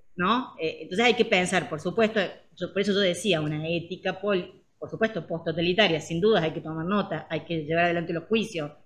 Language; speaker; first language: Spanish; native; Spanish